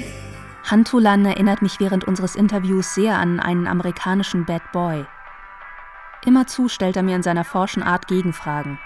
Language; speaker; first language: German; native; German